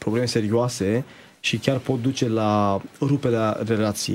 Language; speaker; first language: Romanian; native; Romanian